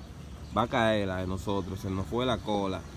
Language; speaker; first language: Spanish; native; Spanish